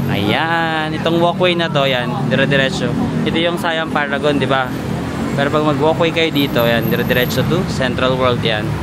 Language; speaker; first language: Filipino; native; Filipino